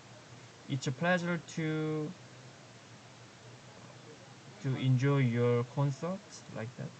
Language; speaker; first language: English; non-native, learner; Korean